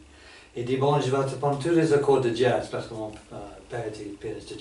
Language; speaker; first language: French; non-native, fluent; English